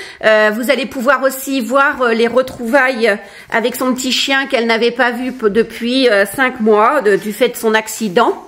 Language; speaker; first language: French; native; French